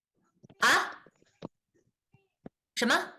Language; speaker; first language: Chinese; non-native, fluent; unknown